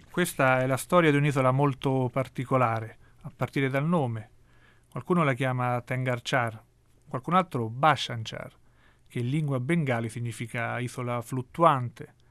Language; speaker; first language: Italian; native; Italian